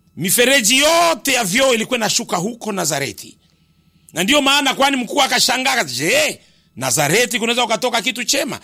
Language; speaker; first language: Swahili; native; Swahili